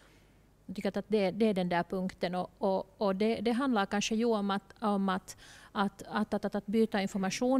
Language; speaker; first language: Swedish; non-native, local second language; Finnish